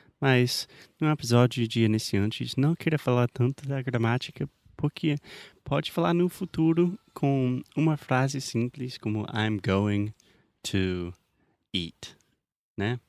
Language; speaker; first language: Portuguese; non-native, fluent; English